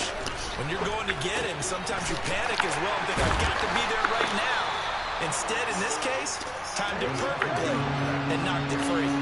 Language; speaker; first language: English; native; English